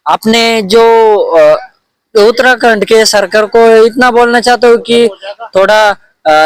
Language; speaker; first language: Hindi; non-native, local second language; Marathi